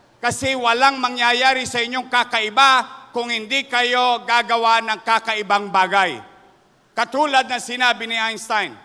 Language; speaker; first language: Filipino; native; Filipino